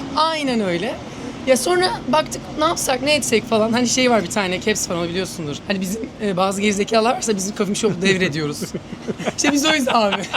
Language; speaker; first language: Turkish; native; Turkish